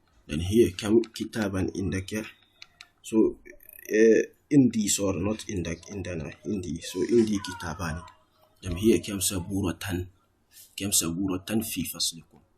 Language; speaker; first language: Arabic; non-native, fluent; English